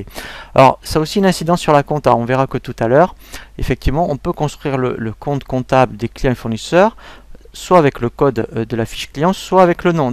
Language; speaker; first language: French; native; French